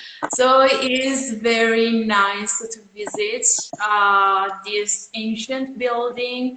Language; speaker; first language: English; non-native, fluent; Italian